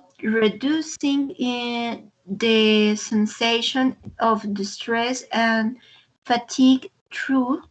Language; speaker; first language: English; non-native, learner; Spanish